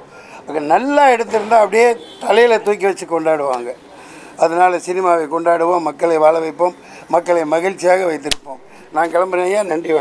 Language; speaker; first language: Tamil; native; Tamil